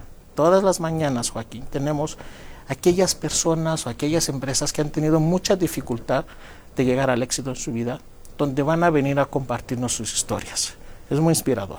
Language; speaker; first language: Spanish; non-native, fluent; Greek